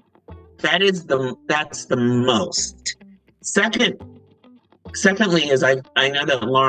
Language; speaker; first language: English; native; English